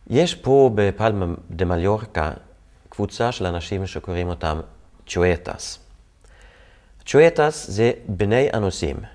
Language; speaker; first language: Hebrew; non-native, fluent; Swedish